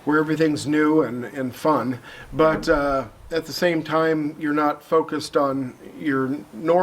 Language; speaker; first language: English; native; English